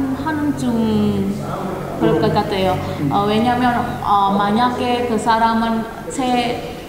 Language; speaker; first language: Korean; non-native, learner; Indonesian